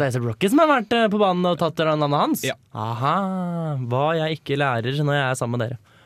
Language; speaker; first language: Norwegian; native; Norwegian